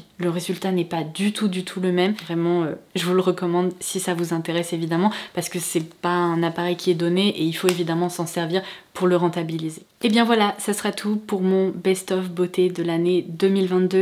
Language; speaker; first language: French; native; French